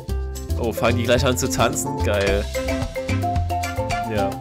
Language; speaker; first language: German; native; German